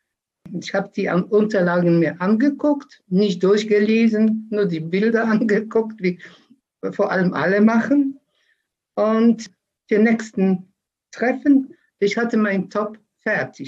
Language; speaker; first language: German; early bilingual, other home language; Polish